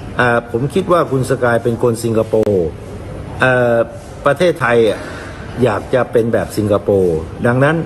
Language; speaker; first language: Thai; native; Thai